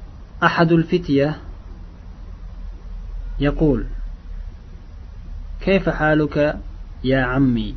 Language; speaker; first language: Arabic; non-native, fluent; Uzbek